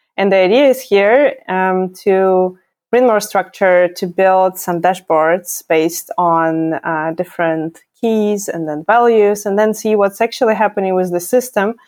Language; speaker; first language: English; non-native, fluent; Ukrainian